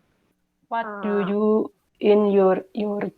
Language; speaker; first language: English; non-native, learner; Indonesian